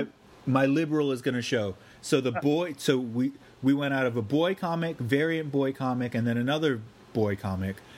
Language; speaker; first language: English; native; English